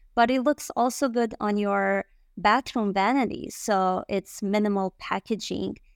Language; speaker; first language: English; non-native, fluent; Bosnian